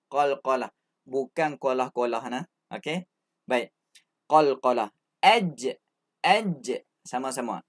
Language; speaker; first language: Malay; native; Malay